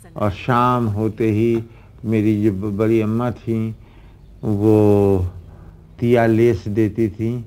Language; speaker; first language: Hindi; native; Hindi